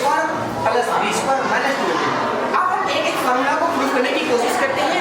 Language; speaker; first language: Hindi; native; Hindi